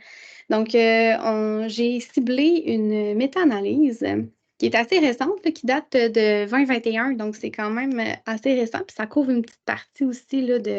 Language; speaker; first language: French; native; French